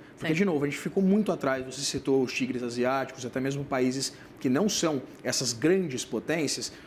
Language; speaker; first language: Portuguese; native; Portuguese